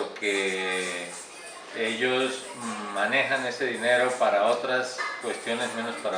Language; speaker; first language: Spanish; native; Spanish